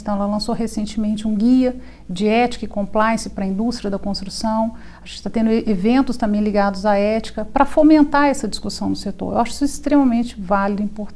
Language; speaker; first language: Portuguese; native; Portuguese